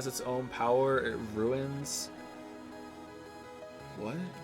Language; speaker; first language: English; native; English